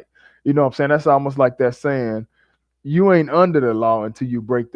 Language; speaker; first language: English; native; English